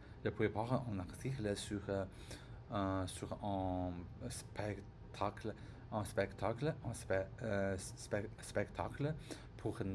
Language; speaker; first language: French; non-native, learner; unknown